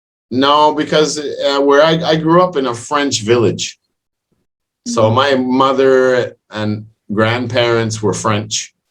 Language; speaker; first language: English; non-native, fluent; French